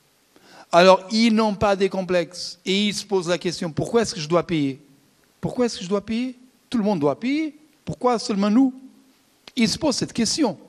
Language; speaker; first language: French; non-native, fluent; Portuguese